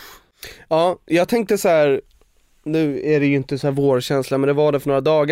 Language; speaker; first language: Swedish; native; Swedish